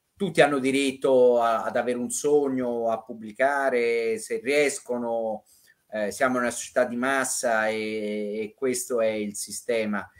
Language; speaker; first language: Italian; native; Italian